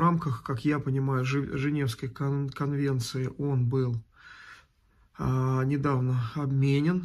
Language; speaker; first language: Russian; native; Russian